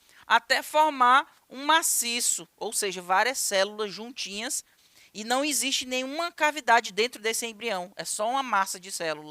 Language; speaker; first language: Portuguese; native; Portuguese